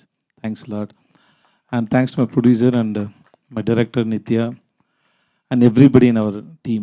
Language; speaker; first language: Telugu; non-native, learner; Tamil